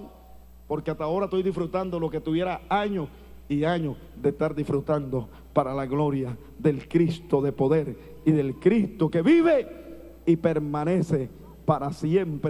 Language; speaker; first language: Spanish; native; Spanish